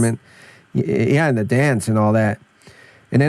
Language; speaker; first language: English; native; English